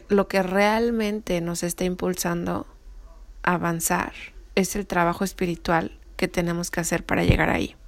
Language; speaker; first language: Spanish; native; Spanish